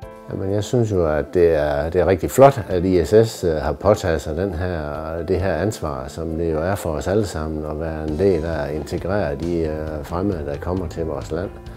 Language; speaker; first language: Danish; native; Danish